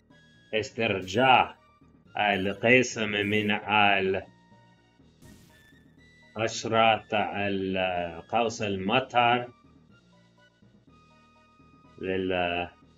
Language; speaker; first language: Arabic; non-native, learner; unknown